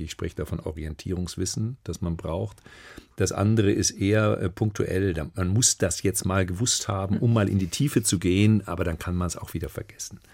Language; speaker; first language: German; native; German